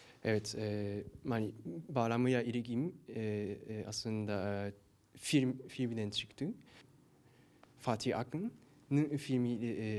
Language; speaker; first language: Turkish; non-native, learner; Japanese